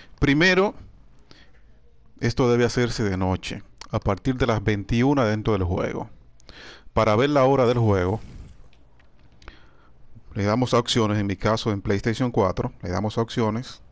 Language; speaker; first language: Spanish; native; Spanish